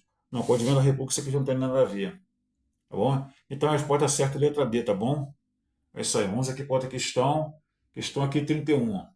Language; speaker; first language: Portuguese; native; Portuguese